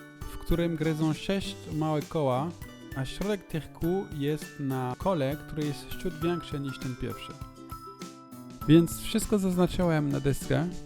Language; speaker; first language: Polish; non-native, learner; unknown